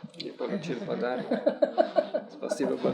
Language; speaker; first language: Russian; non-native, learner; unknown